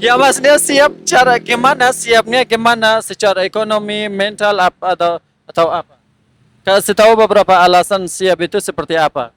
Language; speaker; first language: Indonesian; non-native, fluent; Persian